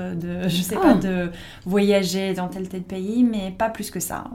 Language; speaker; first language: French; non-native, fluent; English